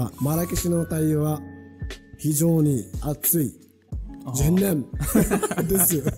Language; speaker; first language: Japanese; non-native, fluent; Arabic